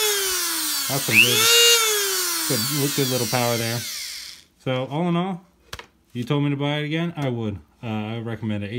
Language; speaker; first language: English; native; English